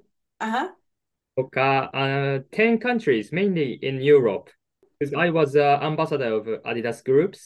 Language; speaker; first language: English; non-native, learner; Japanese